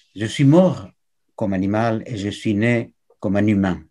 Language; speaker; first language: French; non-native, fluent; Spanish